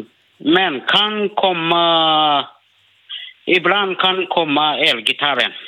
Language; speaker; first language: Swedish; non-native, learner; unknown